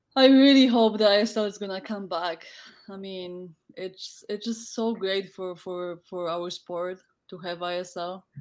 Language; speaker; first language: English; non-native, fluent; Polish